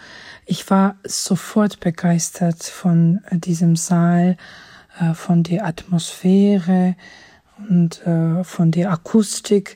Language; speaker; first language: German; non-native, fluent; Georgian